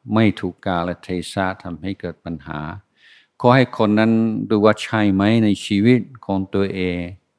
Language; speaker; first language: Thai; non-native, fluent; English